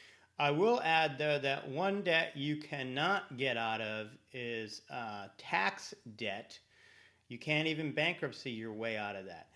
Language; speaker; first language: English; native; English